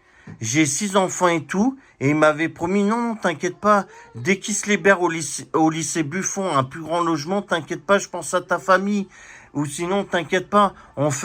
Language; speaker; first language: French; native; French